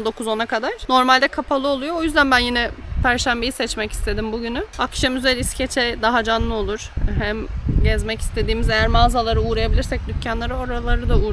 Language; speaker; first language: Turkish; native; Turkish